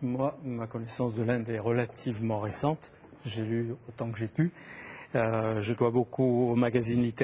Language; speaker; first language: French; native; French